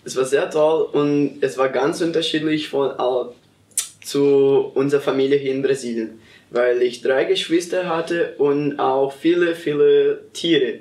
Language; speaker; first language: German; non-native, learner; Portuguese